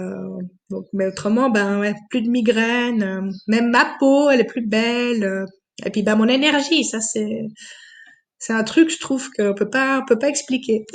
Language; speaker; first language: French; native; French